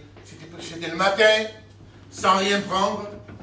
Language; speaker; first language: French; native; French